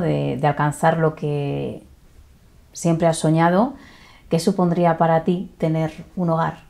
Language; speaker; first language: Spanish; native; Spanish